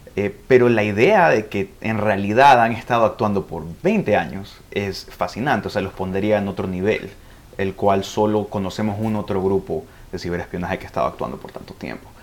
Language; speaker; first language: Spanish; early bilingual, heritage; Spanish